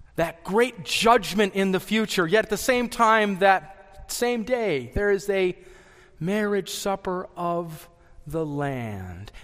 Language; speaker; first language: English; native; English